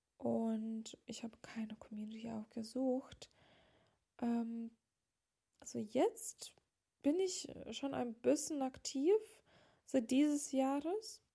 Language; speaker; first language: German; non-native, fluent; Lithuanian